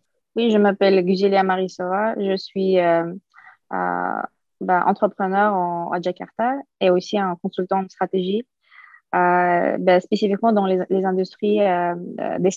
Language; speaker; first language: French; non-native, fluent; Uyghur